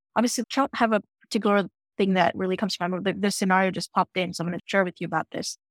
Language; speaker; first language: English; non-native, local second language; Gujarati